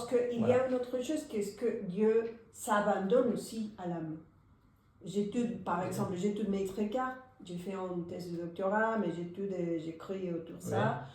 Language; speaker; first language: French; non-native, fluent; Spanish